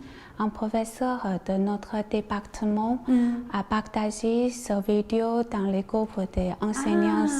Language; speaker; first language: French; non-native, learner; Chinese